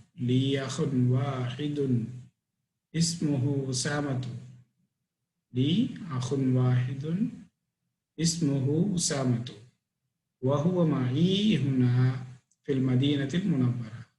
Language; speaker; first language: Arabic; non-native, fluent; Tamil